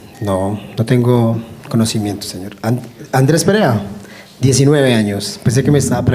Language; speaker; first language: Spanish; native; Spanish